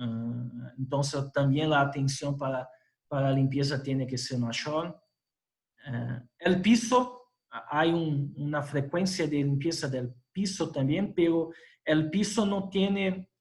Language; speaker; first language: Spanish; non-native, fluent; Portuguese